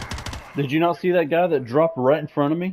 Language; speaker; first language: English; native; English